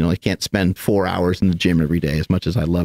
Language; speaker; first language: English; native; English